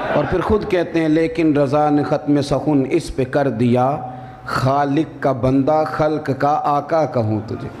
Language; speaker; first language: Urdu; non-native, local second language; Punjabi